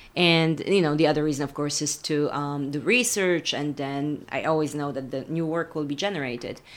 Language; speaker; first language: English; non-native, fluent; Polish